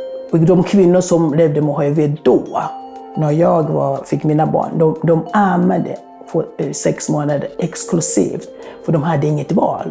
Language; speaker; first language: Swedish; non-native, fluent; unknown